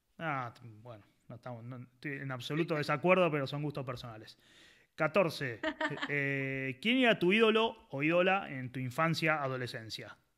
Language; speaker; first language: Spanish; native; Spanish